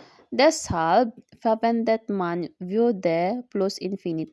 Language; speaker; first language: German; non-native, learner; Filipino